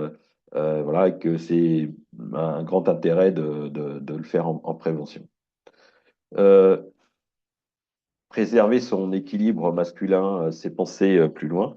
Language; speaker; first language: French; native; French